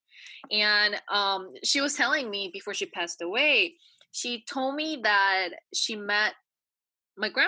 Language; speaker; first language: English; native; English